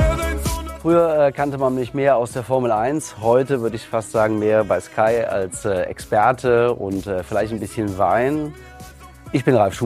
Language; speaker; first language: German; native; German